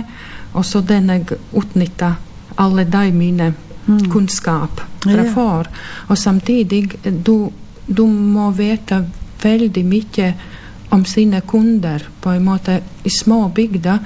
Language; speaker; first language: Norwegian; non-native, fluent; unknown